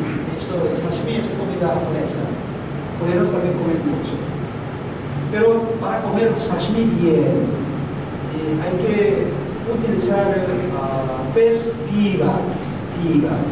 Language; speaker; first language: Spanish; non-native, learner; Korean